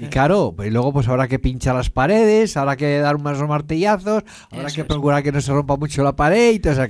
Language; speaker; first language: Spanish; native; Spanish